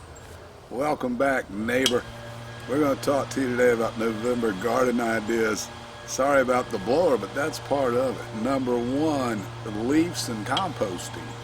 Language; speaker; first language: English; native; English